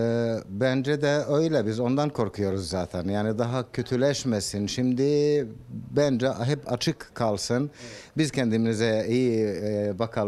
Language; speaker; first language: Turkish; non-native, fluent; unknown